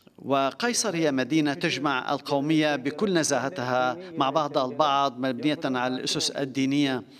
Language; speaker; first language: Arabic; non-native, fluent; Turkish